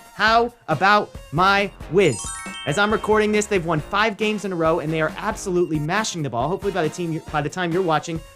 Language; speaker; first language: English; native; English